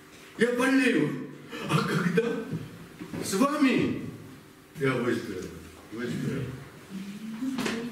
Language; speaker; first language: Russian; non-native, learner; Korean